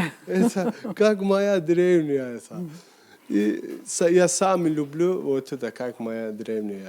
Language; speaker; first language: Russian; non-native, learner; Turkish